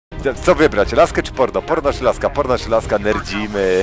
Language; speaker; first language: Polish; native; Polish